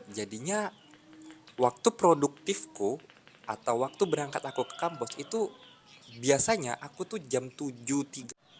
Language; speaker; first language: Indonesian; native; Indonesian